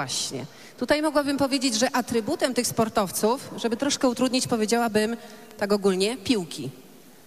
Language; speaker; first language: Polish; native; Polish